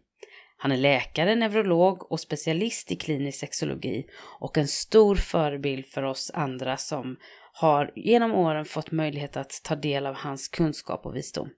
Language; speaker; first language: Swedish; native; Swedish